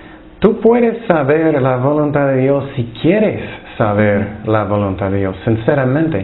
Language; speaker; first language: Spanish; non-native, fluent; English